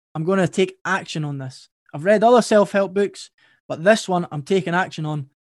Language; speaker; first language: English; native; English